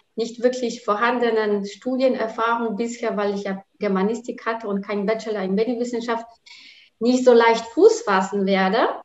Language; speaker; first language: German; non-native, fluent; Polish